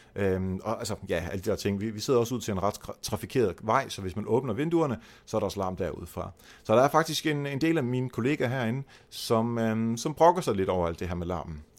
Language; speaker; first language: Danish; non-native, fluent; Dutch